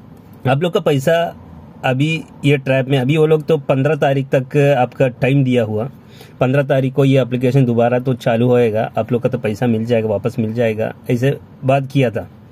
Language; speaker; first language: Hindi; non-native, local second language; Malayalam